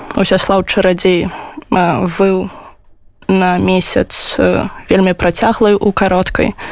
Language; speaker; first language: Belarusian; non-native, local second language; Russian